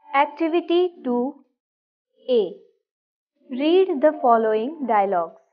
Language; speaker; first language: English; non-native, local second language; Gujarati